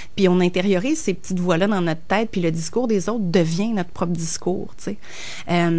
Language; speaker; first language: French; native; French